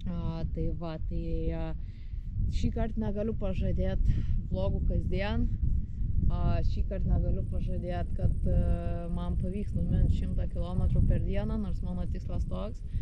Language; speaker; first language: Lithuanian; native; Lithuanian